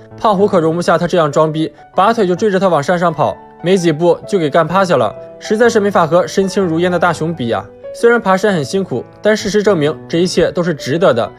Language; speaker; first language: Chinese; native; Chinese